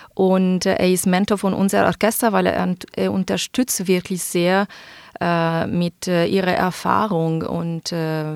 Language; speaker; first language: German; non-native, fluent; Italian